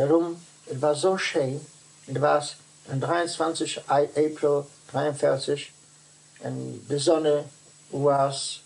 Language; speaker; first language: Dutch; non-native, learner; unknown